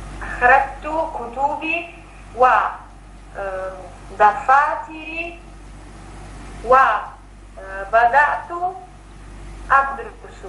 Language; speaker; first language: Arabic; non-native, learner; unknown